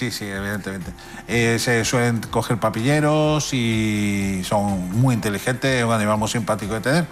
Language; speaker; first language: Spanish; native; Spanish